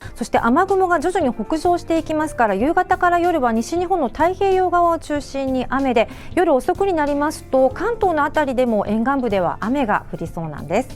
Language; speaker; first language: Japanese; native; Japanese